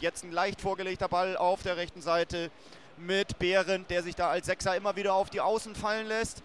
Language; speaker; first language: German; native; German